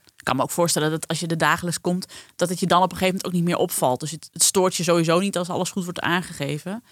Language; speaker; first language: Dutch; native; Dutch